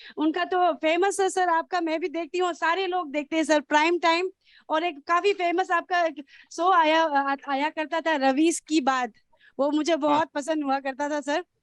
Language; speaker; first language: Hindi; non-native, local second language; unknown